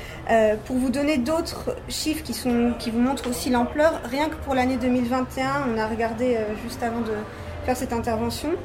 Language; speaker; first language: French; native; French